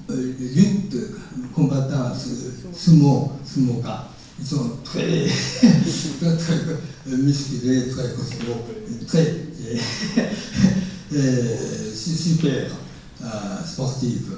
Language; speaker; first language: French; non-native, fluent; Japanese